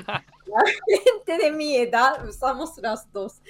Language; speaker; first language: Spanish; non-native, fluent; Japanese